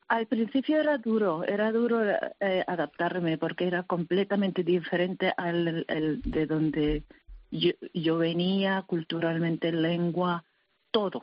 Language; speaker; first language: Spanish; early bilingual, heritage; Spanish